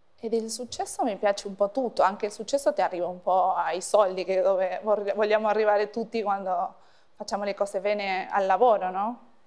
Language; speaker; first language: Italian; non-native, learner; Spanish